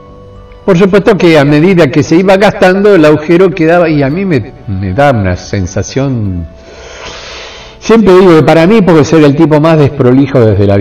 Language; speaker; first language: Spanish; native; Spanish